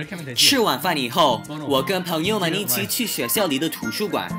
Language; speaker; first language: Chinese; non-native, fluent; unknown